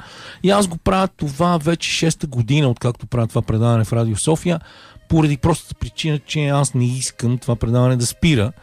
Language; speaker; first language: Bulgarian; native; Bulgarian